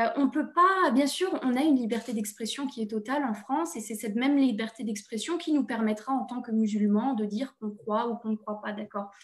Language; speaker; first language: French; native; French